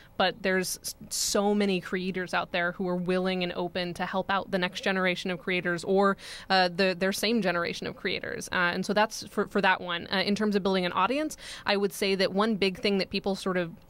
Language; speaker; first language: English; native; English